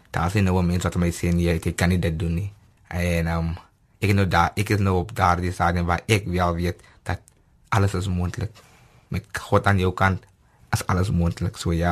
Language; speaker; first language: Afrikaans; native; Afrikaans